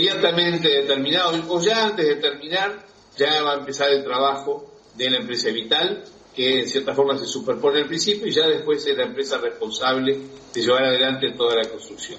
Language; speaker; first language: Spanish; native; Spanish